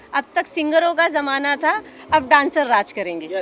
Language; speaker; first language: Hindi; native; Hindi